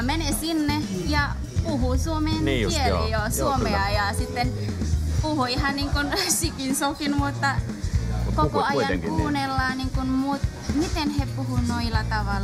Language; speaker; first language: Finnish; non-native, learner; Indonesian